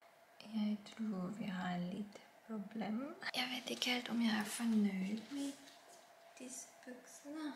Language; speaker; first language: Norwegian; non-native, learner; Filipino